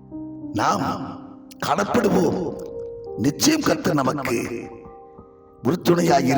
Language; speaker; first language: Tamil; native; Tamil